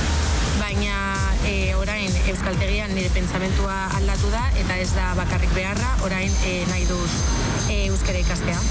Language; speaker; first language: Basque; non-native, local second language; Spanish